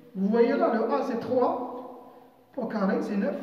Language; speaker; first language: French; non-native, local second language; Arabic